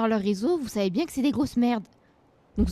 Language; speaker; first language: French; native; French